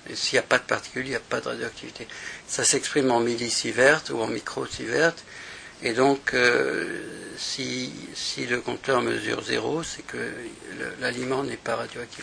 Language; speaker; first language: French; native; French